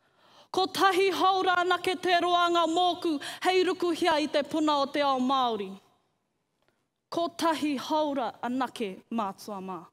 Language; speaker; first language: Māori; non-native, local second language; English